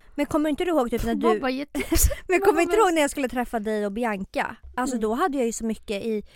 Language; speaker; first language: Swedish; native; Swedish